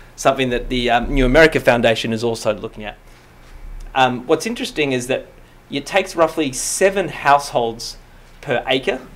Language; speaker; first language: English; native; English